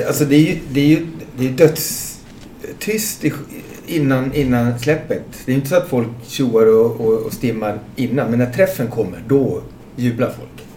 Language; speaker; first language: Swedish; native; Swedish